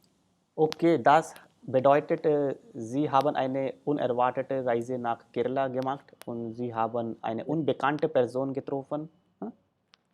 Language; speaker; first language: German; non-native, fluent; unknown